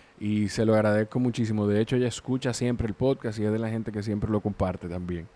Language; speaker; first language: Spanish; native; Spanish